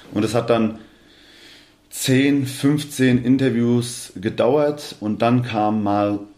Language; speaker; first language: German; native; German